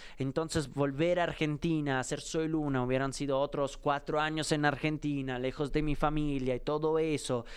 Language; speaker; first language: Spanish; non-native, fluent; Italian